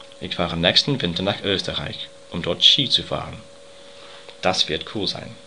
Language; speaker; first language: German; non-native, learner; English